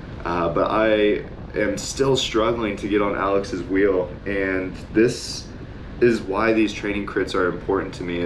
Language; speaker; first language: English; native; English